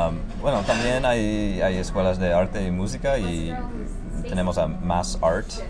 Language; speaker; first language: Spanish; non-native, fluent; English